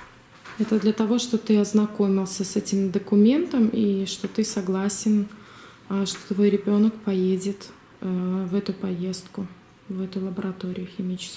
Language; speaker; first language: Russian; native; Russian